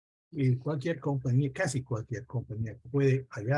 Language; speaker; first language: Spanish; non-native, fluent; English